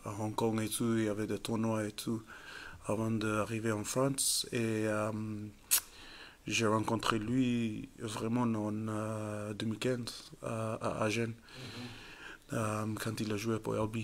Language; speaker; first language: French; non-native, fluent; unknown